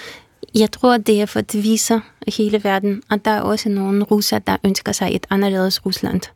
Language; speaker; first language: Danish; non-native, fluent; Russian